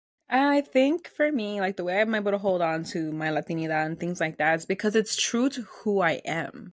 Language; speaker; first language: English; early bilingual, other home language; Spanish